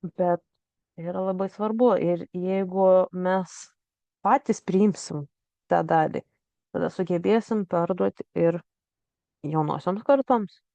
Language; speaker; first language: Lithuanian; native; Lithuanian